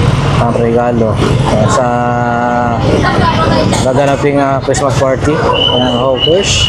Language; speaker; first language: Filipino; native; Filipino